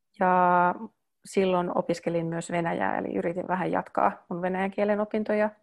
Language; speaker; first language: Finnish; early bilingual, heritage; Finnish